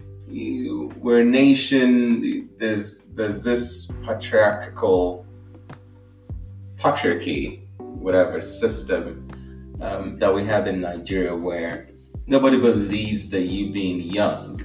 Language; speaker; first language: English; non-native, local second language; Igbo